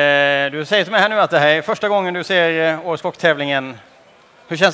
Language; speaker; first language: Swedish; native; Swedish